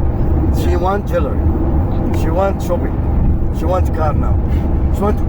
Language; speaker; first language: English; non-native, learner; Arabic